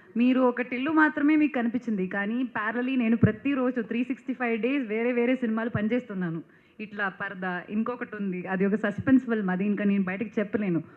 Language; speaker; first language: Telugu; non-native, fluent; Malayalam